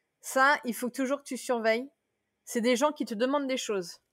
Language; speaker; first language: French; native; French